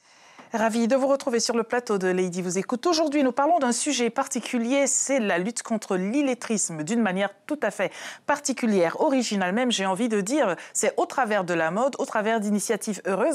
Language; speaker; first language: French; native; French